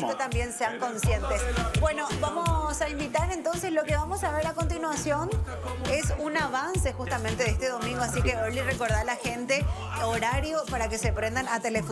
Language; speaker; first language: Spanish; native; Spanish